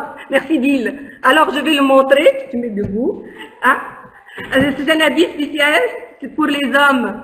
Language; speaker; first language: French; non-native, local second language; Arabic